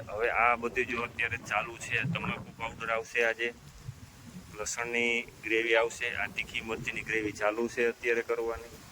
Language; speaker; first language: Gujarati; native; Gujarati